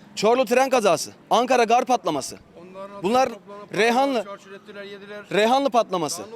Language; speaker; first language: Turkish; native; Turkish